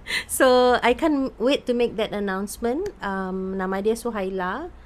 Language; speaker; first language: English; non-native, local second language; Malay